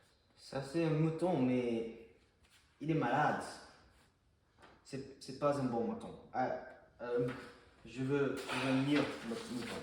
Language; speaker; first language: French; non-native, learner; English